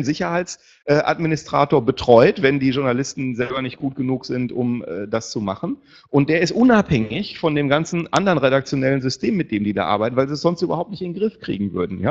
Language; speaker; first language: German; native; German